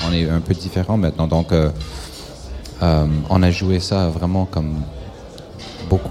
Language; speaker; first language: French; non-native, local second language; English